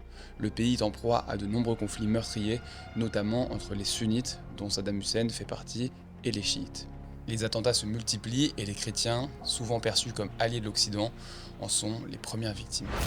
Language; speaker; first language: French; native; French